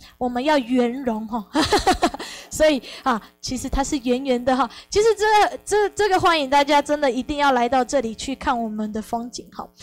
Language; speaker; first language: Chinese; non-native, fluent; Spanish